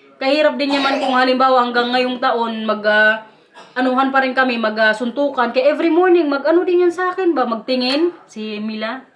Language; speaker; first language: Filipino; non-native, local second language; Waray